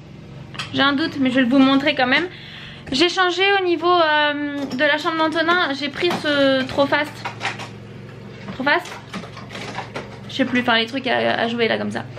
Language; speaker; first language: French; native; French